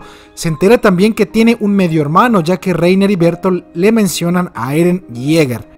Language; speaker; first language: Spanish; native; Spanish